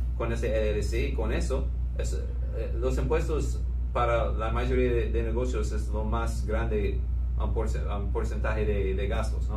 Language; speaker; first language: Spanish; non-native, fluent; English